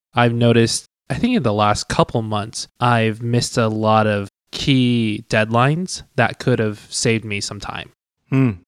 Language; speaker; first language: English; early bilingual, other home language; Cantonese